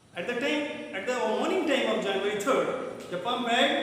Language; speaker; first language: English; non-native, local second language; Hindi